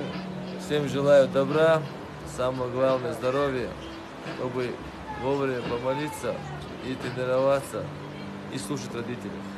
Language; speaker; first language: Russian; non-native, local second language; Chechen